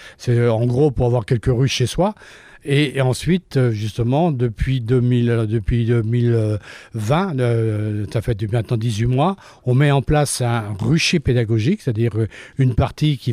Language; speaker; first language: French; native; French